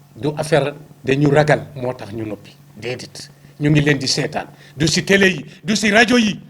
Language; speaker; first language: Wolof; non-native, local second language; Fula